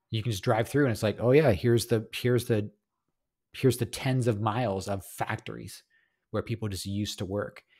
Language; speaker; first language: English; native; English